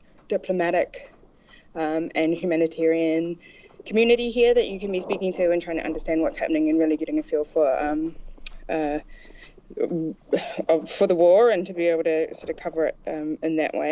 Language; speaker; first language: English; native; English